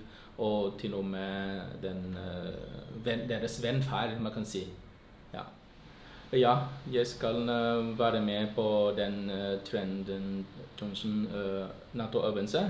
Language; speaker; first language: Norwegian; non-native, fluent; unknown